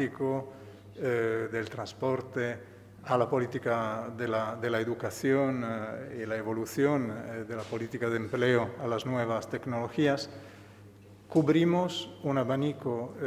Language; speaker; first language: Spanish; non-native, fluent; Italian